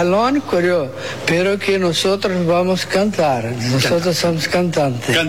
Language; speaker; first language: Spanish; non-native, learner; Portuguese